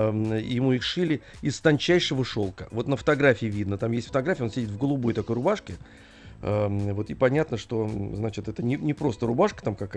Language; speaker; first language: Russian; native; Russian